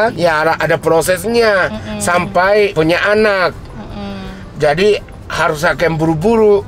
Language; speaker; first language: Indonesian; non-native, fluent; Japanese